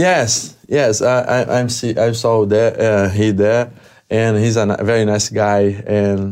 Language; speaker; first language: English; non-native, learner; Portuguese